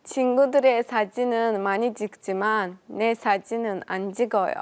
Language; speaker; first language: Korean; non-native, learner; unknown